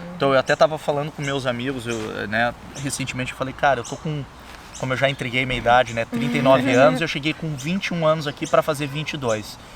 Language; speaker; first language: Portuguese; native; Portuguese